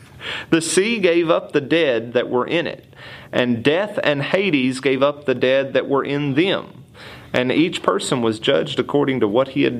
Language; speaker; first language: English; native; English